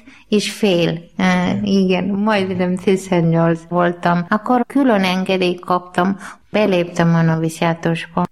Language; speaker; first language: Hungarian; non-native, learner; Malayalam